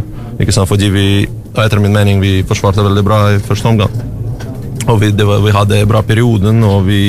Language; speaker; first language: Norwegian; non-native, learner; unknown